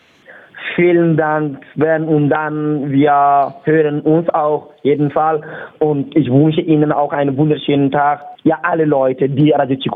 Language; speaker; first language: German; non-native, fluent; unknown